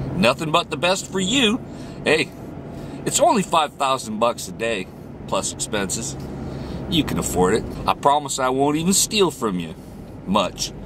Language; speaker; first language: English; native; English